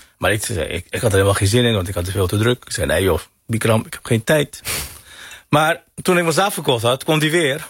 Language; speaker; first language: Dutch; early bilingual, other home language; Hakka Chinese